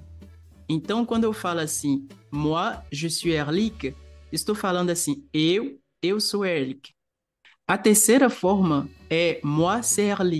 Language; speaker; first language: Portuguese; non-native, fluent; French